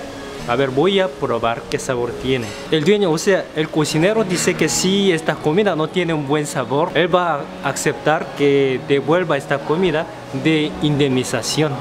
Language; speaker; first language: Spanish; non-native, fluent; Korean